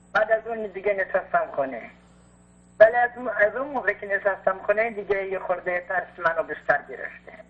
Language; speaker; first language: Persian; non-native, fluent; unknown